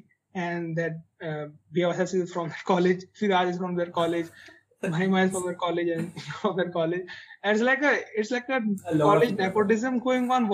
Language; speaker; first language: English; non-native, local second language; Hindi